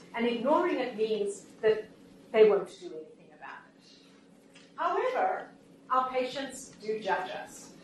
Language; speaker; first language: English; native; English